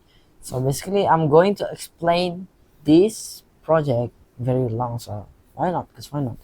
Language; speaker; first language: English; non-native, learner; Indonesian